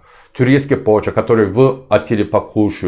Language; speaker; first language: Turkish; native; Turkish